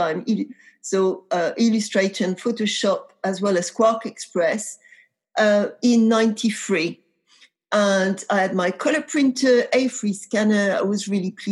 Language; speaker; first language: English; non-native, fluent; French